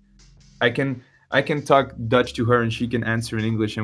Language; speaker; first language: English; non-native, fluent; Dutch